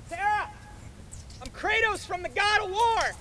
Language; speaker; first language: English; native; English